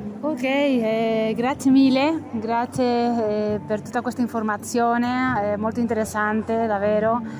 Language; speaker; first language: Italian; non-native, fluent; Spanish